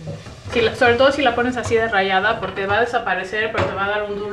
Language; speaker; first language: Spanish; native; Spanish